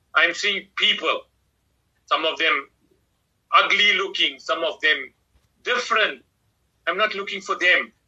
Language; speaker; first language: English; native; English